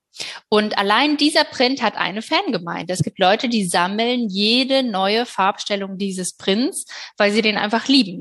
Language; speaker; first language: German; native; German